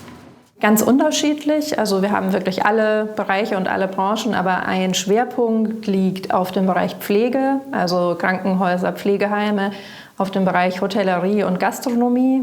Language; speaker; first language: German; native; German